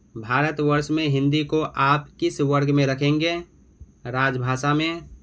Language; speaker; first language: Hindi; native; Hindi